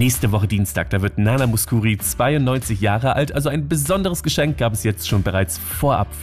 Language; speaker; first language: German; native; German